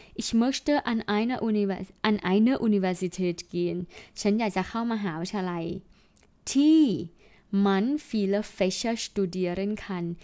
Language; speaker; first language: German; non-native, fluent; Thai